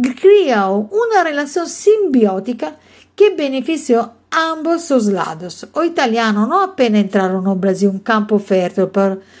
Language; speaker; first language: Portuguese; non-native, learner; Italian